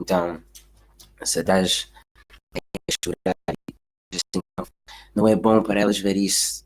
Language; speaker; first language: Portuguese; early bilingual, heritage; Portuguese